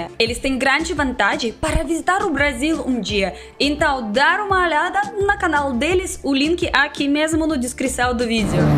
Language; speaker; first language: Portuguese; non-native, learner; Russian